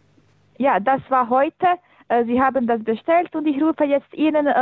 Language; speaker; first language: German; non-native, learner; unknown